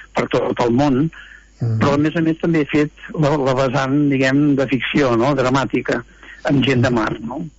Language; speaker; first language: Catalan; native; Catalan